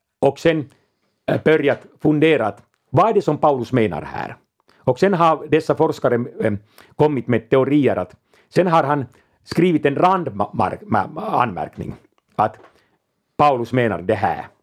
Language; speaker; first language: Swedish; non-native, local second language; Finnish